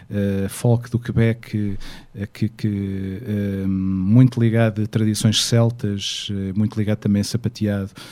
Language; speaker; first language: Portuguese; native; Portuguese